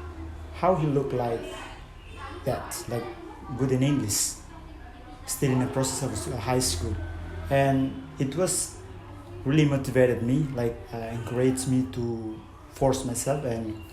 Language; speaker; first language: English; non-native, fluent; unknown